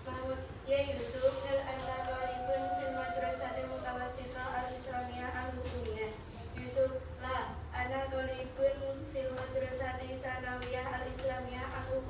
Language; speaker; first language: Arabic; non-native, learner; Indonesian